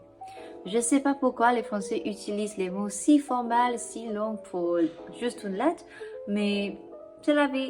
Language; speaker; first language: French; non-native, fluent; English